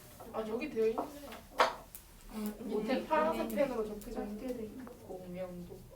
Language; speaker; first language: Korean; native; Korean